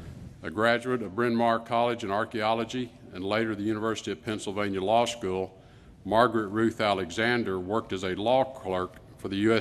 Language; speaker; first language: English; native; English